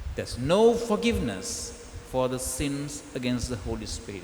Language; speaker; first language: English; non-native, local second language; Sinhala